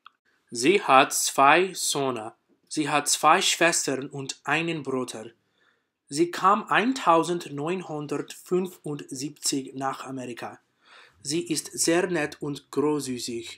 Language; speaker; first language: German; non-native, learner; English